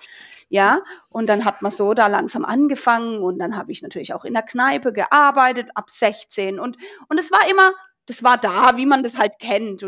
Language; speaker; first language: German; native; German